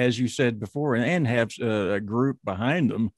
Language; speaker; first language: English; native; English